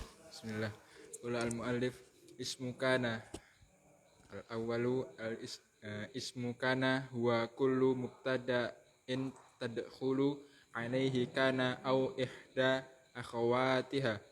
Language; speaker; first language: Arabic; non-native, learner; Indonesian